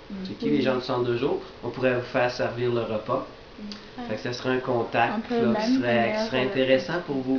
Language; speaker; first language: French; native; French